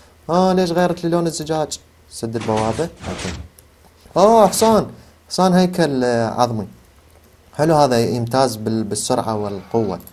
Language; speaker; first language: Arabic; native; Arabic